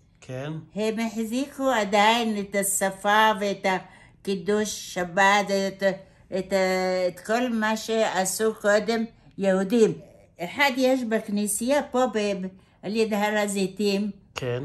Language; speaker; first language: Hebrew; non-native, fluent; Aramaic